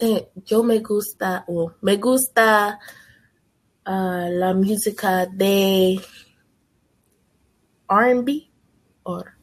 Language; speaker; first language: Spanish; non-native, learner; English